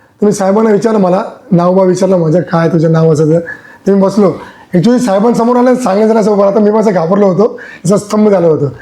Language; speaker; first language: Marathi; non-native, local second language; Gujarati